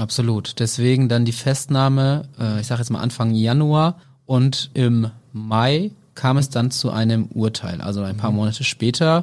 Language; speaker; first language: German; native; German